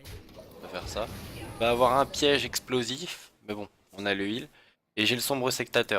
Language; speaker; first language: French; native; French